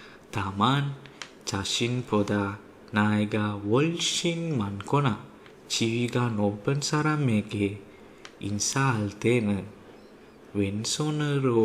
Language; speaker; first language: Korean; non-native, learner; Sinhala